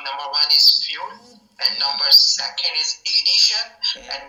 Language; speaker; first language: English; non-native, local second language; Urdu